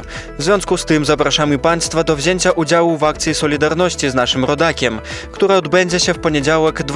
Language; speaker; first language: Polish; native; Polish